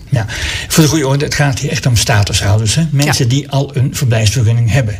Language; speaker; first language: Dutch; native; Dutch